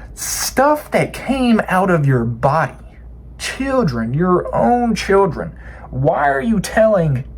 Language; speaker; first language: English; native; English